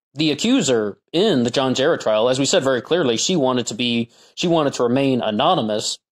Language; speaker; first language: English; native; English